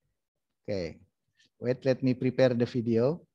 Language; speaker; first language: English; non-native, fluent; Indonesian